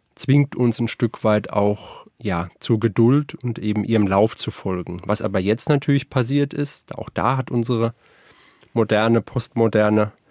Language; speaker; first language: German; native; German